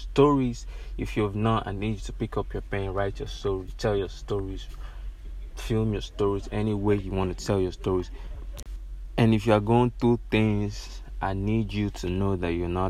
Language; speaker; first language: English; non-native, local second language; Yoruba